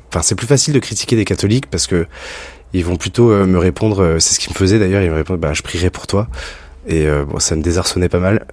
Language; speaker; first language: French; native; French